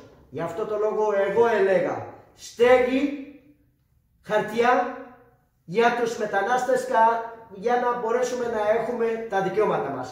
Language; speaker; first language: Greek; non-native, fluent; Urdu